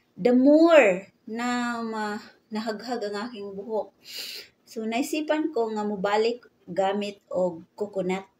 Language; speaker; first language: Filipino; non-native, local second language; Cebuano